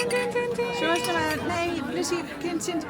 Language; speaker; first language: Dutch; non-native, learner; French